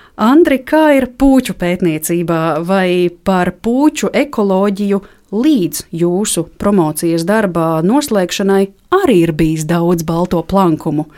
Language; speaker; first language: Latvian; native; Latvian